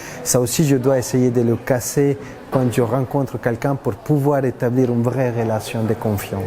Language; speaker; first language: French; non-native, fluent; Spanish